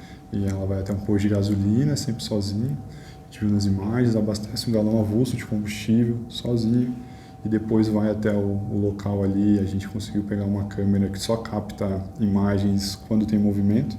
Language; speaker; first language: Portuguese; native; Portuguese